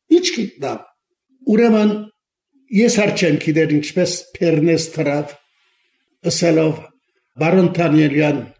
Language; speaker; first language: Armenian; early bilingual, heritage; Armenian